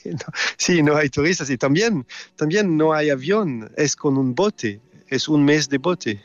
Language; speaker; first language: Spanish; non-native, learner; French